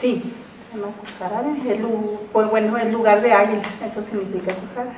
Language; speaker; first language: Spanish; native; Spanish